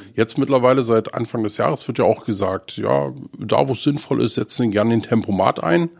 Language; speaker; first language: German; native; German